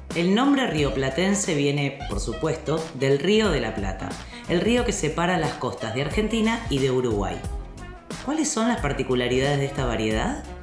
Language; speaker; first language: Spanish; native; Spanish